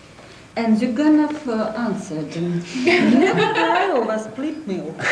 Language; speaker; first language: English; non-native, learner; Russian